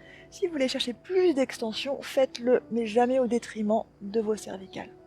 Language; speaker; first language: French; native; French